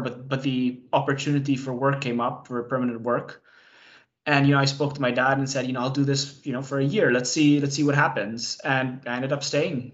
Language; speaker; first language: English; non-native, local second language; Cebuano